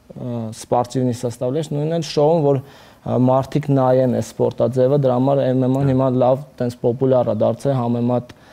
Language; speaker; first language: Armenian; early bilingual, heritage; Armenian